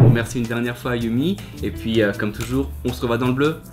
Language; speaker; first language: French; native; French